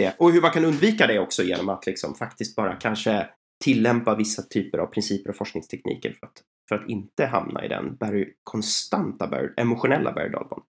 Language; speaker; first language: Swedish; native; Swedish